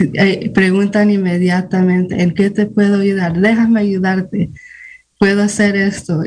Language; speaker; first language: Spanish; early bilingual, heritage; Spanish